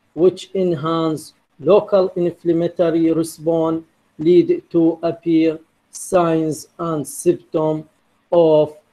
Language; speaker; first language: English; non-native, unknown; Arabic